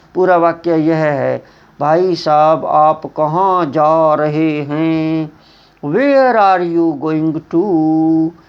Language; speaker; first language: Hindi; native; Hindi